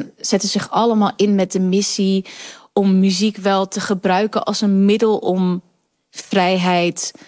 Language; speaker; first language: Dutch; early bilingual, other home language; Kurdish